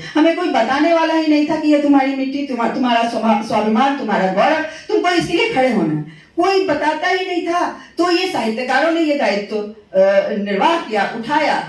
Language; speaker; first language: Hindi; non-native, local second language; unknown